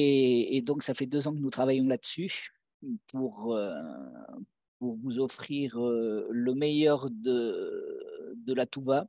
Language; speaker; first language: French; native; French